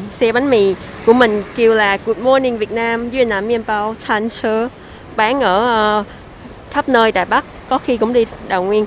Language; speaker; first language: Vietnamese; early bilingual, heritage; Vietnamese